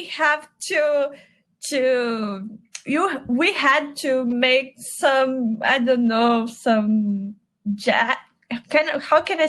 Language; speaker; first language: English; non-native, learner; Portuguese